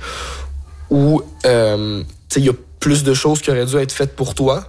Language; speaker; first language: French; native; French